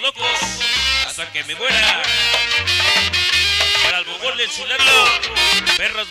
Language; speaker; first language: Spanish; native; Spanish